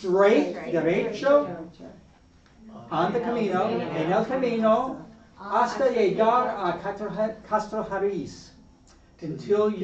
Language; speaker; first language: Spanish; non-native, fluent; English